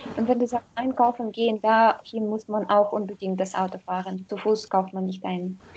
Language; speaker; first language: German; non-native, fluent; Russian